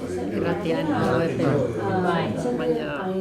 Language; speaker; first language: Basque; non-native, local second language; Spanish